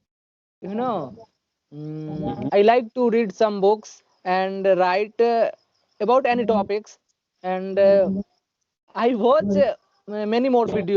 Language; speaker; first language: English; non-native, learner; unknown